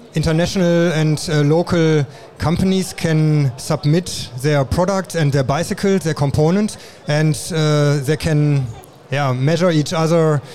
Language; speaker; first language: English; non-native, fluent; German